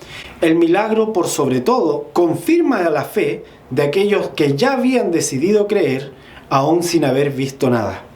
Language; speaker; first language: Spanish; native; Spanish